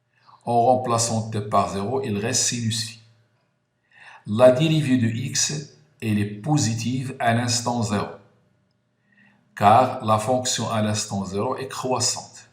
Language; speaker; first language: French; non-native, local second language; Arabic